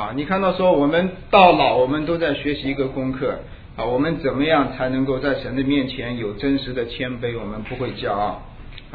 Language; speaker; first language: Chinese; native; Chinese